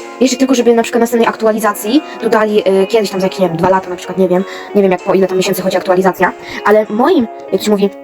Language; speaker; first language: Polish; native; Polish